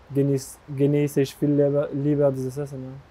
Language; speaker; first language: German; non-native, local second language; French